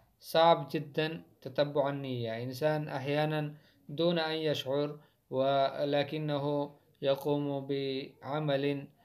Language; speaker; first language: Arabic; non-native, fluent; Hindi